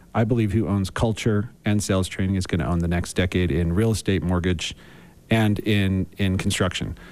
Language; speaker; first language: English; native; English